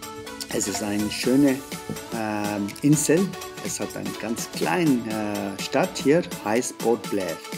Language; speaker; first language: German; non-native, learner; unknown